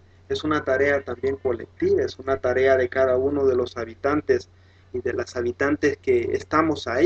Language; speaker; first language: Spanish; native; Spanish